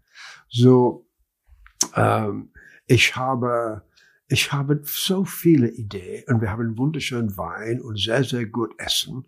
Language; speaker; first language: German; non-native, learner; English